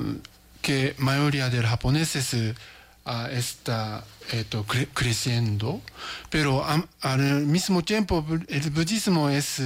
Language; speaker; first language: Spanish; non-native, learner; Japanese